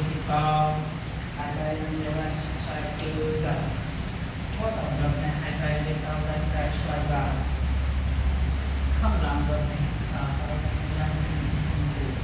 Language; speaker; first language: Vietnamese; non-native, fluent; Hindi